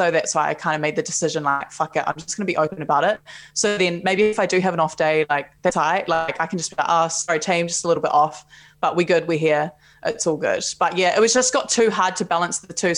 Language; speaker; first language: English; native; English